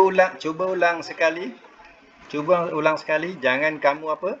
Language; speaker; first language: Malay; native; Malay